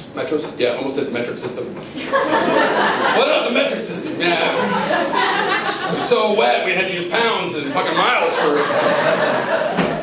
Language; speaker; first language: English; native; English